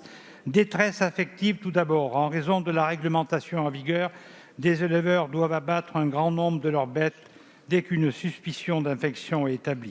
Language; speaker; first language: French; native; French